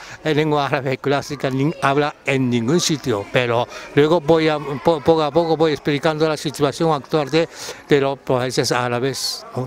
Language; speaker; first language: Spanish; non-native, fluent; Japanese